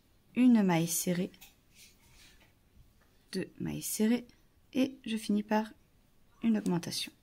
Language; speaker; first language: French; native; French